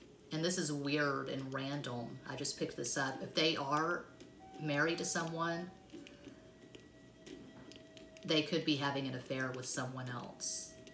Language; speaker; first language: English; native; English